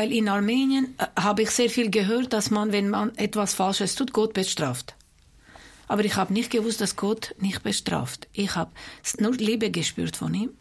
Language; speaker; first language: German; non-native, fluent; Armenian